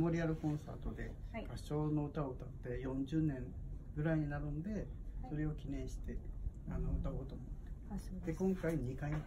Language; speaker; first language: Japanese; non-native, fluent; Filipino